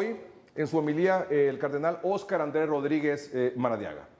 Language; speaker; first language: Spanish; native; Spanish